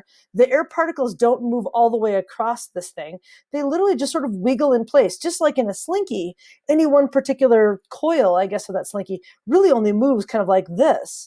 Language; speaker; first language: English; native; English